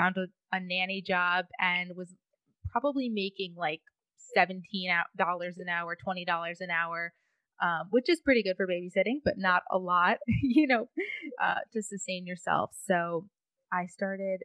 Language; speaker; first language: English; native; English